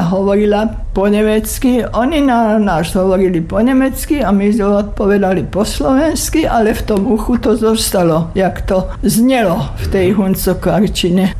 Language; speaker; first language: Slovak; non-native, local second language; German